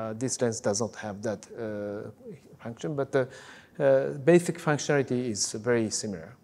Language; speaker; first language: English; non-native, fluent; Japanese